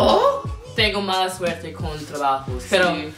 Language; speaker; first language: Spanish; non-native, learner; English